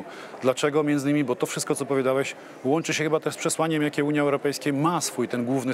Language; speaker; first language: Polish; native; Polish